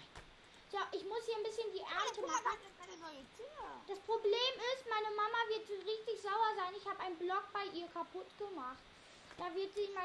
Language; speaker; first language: German; native; German